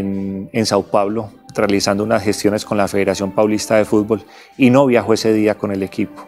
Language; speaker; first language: Spanish; native; Spanish